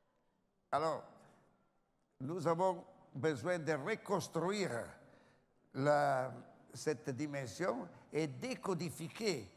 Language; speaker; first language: French; non-native, learner; Italian